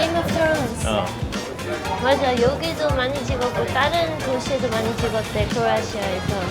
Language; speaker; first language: Korean; non-native, fluent; Dutch